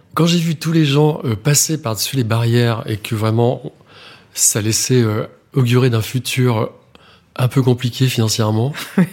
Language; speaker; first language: French; native; French